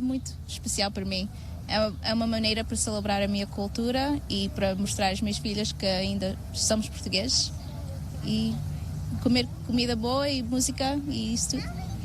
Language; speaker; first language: Portuguese; early bilingual, heritage; Portuguese